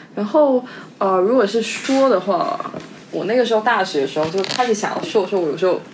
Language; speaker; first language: Chinese; non-native, local second language; Min Nan Chinese